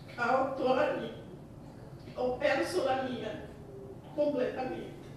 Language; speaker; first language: Italian; non-native, fluent; Portuguese